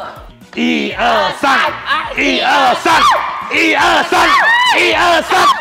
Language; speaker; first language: Chinese; native; Chinese